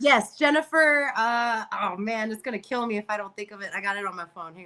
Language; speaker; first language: English; native; English